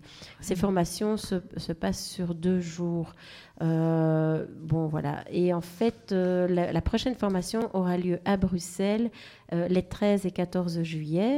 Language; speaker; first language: French; native; French